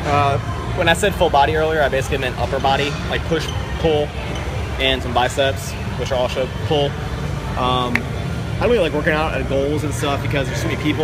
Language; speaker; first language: English; native; English